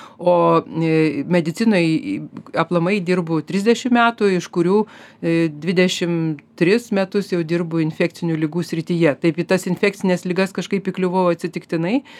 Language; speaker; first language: Lithuanian; native; Lithuanian